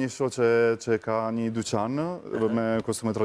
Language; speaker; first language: Albanian; non-native, learner; Italian